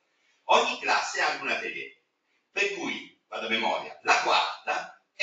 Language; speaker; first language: Italian; native; Italian